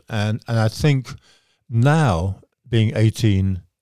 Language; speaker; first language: English; native; English